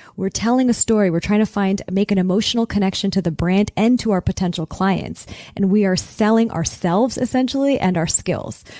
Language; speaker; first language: English; native; English